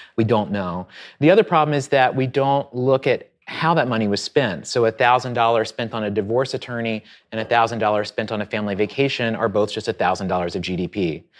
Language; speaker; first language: English; native; English